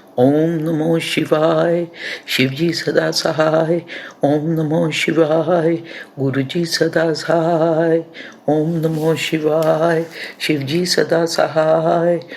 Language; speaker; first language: Hindi; non-native, local second language; Punjabi